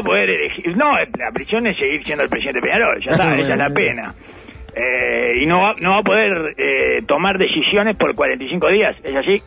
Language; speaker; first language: Spanish; native; Spanish